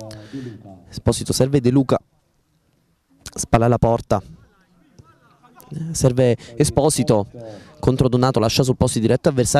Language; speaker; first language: Italian; native; Italian